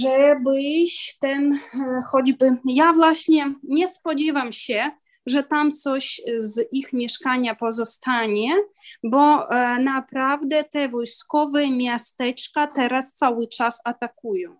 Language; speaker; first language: Polish; non-native, learner; Ukrainian